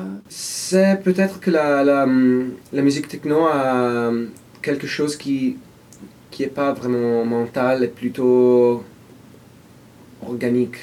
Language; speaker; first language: French; non-native, fluent; Italian